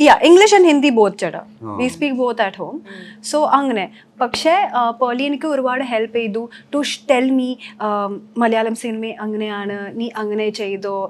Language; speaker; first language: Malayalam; non-native, local second language; Hindi